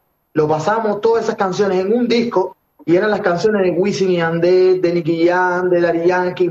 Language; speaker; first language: Spanish; native; Spanish